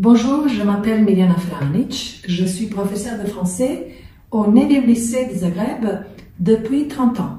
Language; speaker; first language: French; non-native, fluent; Croatian